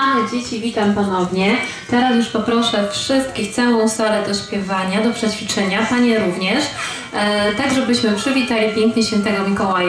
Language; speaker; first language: Polish; native; Polish